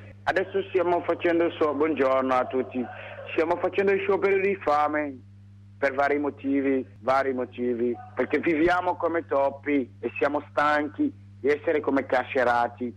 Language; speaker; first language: Italian; non-native, fluent; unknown